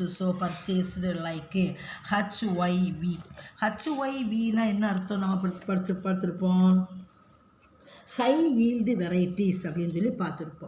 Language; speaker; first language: Tamil; native; Tamil